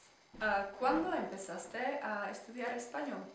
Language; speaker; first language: Spanish; non-native, fluent; Czech